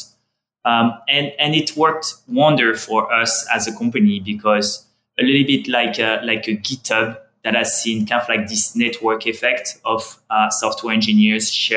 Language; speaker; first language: English; non-native, fluent; French